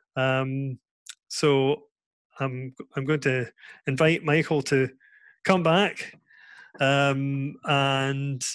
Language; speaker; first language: English; native; English